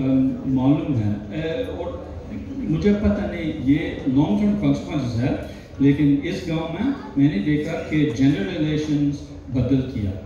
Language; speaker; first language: Hindi; non-native, learner; English